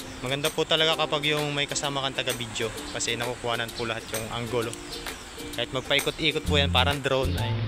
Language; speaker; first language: Filipino; native; Filipino